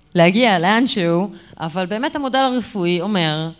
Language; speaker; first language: Hebrew; native; Hebrew